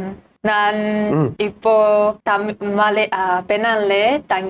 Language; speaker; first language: Tamil; non-native, learner; Japanese